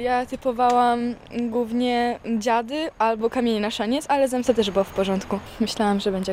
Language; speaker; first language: Polish; native; Polish